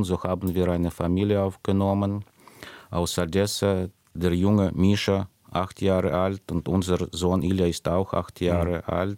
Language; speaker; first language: German; non-native, fluent; Russian